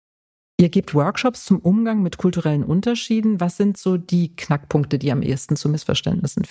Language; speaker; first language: German; native; German